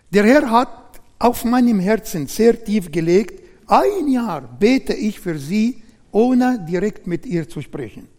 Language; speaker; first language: German; non-native, learner; Arabic